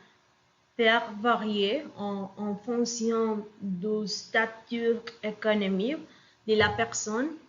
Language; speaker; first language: French; non-native, learner; Spanish